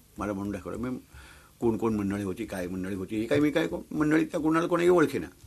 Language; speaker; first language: Marathi; non-native, local second language; Konkani